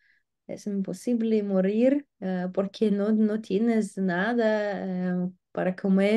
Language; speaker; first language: Spanish; non-native, learner; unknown